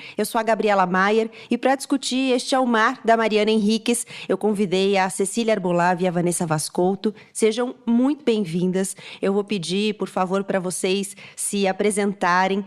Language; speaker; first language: Portuguese; native; Portuguese